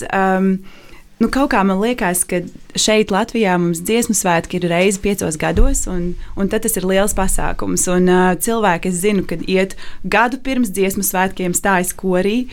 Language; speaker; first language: Latvian; native; Latvian